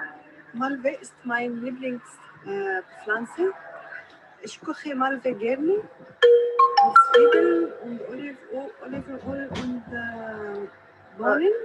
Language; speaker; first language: German; non-native, learner; Arabic